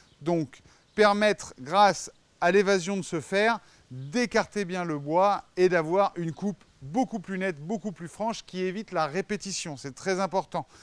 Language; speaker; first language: French; native; French